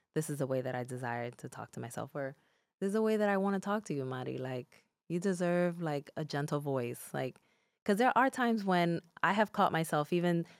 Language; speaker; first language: English; early bilingual, other home language; Spanish